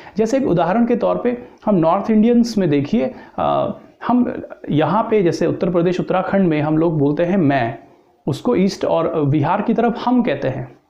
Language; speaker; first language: Hindi; native; Hindi